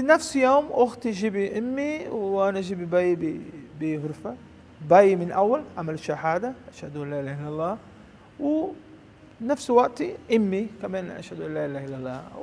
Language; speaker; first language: Arabic; non-native, learner; Portuguese